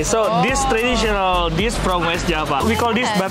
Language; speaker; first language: English; non-native, fluent; Indonesian